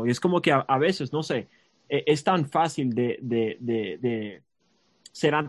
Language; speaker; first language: Spanish; early bilingual, heritage; Spanish